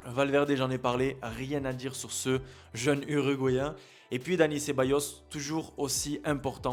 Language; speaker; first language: French; native; French